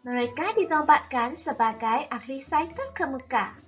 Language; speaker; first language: Malay; non-native, local second language; Chinese